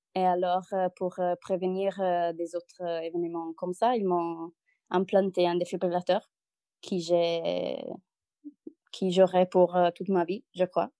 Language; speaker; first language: French; non-native, learner; Italian